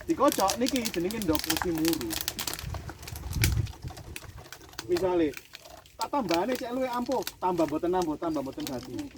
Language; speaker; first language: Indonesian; non-native, local second language; Javanese